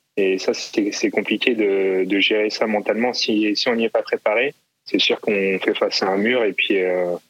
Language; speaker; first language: French; native; French